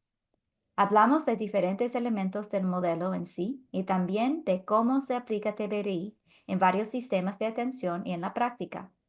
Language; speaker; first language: Spanish; non-native, fluent; English